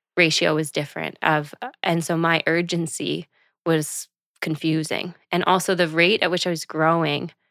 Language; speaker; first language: English; native; English